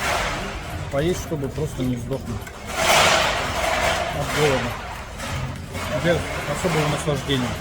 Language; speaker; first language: Russian; native; Russian